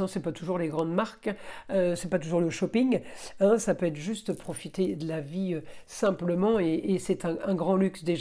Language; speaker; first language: French; native; French